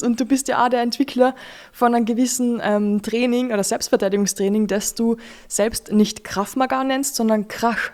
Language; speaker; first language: German; native; German